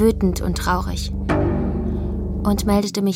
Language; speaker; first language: German; native; German